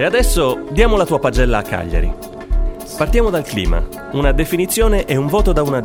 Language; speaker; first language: Italian; native; Italian